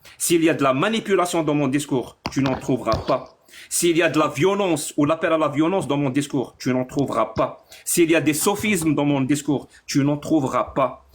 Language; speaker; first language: French; non-native, local second language; Arabic